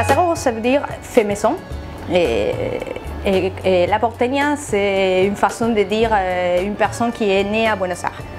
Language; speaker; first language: French; non-native, fluent; Spanish